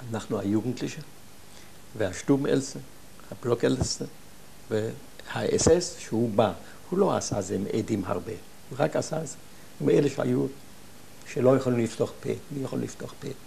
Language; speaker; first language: Hebrew; non-native, fluent; German